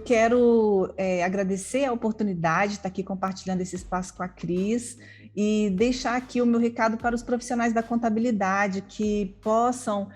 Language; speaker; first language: Portuguese; native; Portuguese